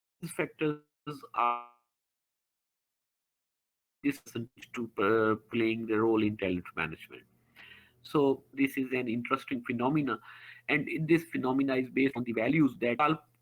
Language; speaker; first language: English; non-native, local second language; Urdu